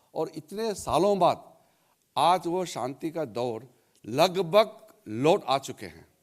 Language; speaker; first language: Hindi; non-native, local second language; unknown